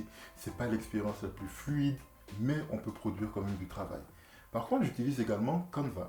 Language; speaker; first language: French; native; French